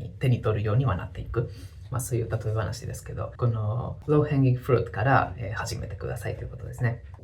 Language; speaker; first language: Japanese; non-native, fluent; Spanish